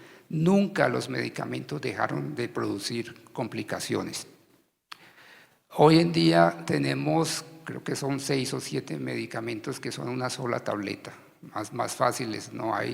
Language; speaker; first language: Spanish; native; Spanish